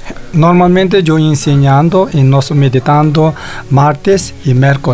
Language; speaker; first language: Spanish; non-native, learner; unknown